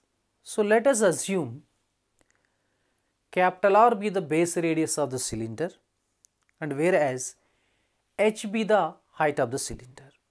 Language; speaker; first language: English; non-native, local second language; Telugu